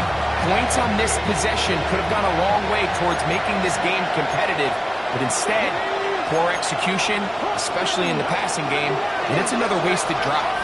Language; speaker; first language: English; native; English